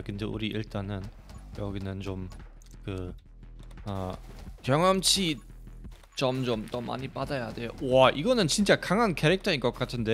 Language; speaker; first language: Korean; non-native, fluent; German